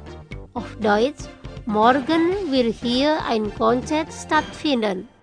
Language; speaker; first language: German; non-native, fluent; Indonesian